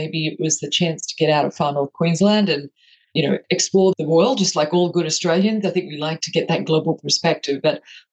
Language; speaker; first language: English; native; English